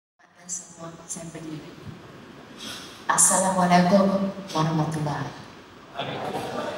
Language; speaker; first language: Indonesian; non-native, local second language; Chinese